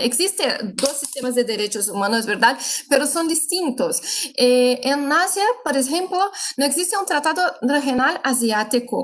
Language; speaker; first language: Spanish; non-native, fluent; Portuguese